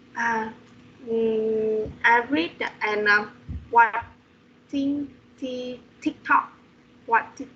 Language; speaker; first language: English; non-native, learner; Vietnamese